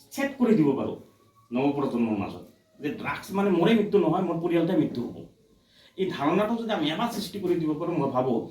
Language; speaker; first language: Assamese; native; Assamese